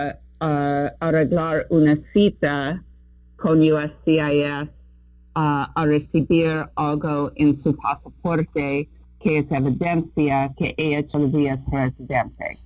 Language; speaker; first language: Spanish; non-native, fluent; English